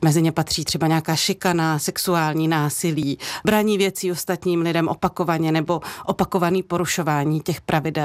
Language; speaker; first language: Czech; native; Czech